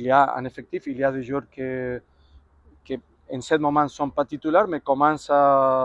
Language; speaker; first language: French; non-native, fluent; Spanish